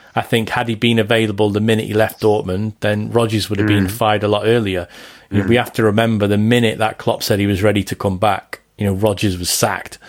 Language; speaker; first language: English; native; English